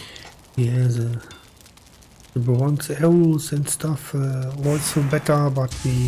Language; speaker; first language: English; non-native, learner; German